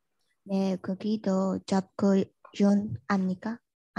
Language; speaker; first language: Korean; non-native, learner; Burmese